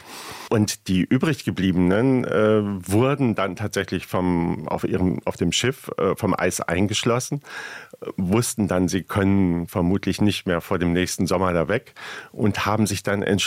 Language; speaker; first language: German; native; German